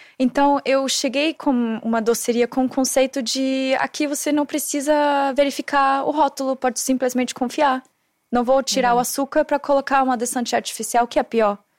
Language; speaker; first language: Portuguese; non-native, fluent; German